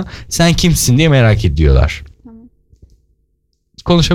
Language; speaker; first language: Turkish; native; Turkish